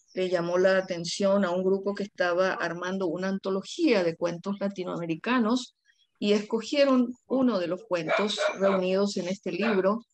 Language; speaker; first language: Spanish; non-native, local second language; Guarani